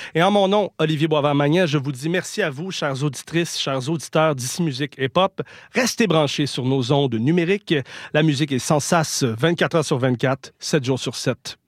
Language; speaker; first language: French; native; French